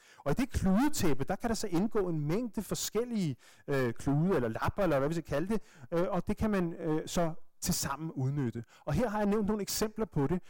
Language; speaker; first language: Danish; native; Danish